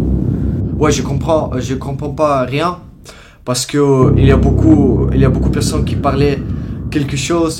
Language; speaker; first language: French; non-native, learner; Ukrainian